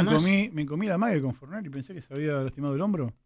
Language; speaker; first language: Spanish; native; Spanish